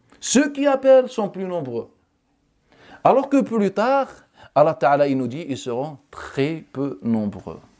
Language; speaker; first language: French; non-native, local second language; Wolof